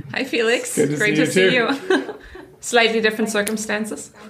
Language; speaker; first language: English; non-native, fluent; German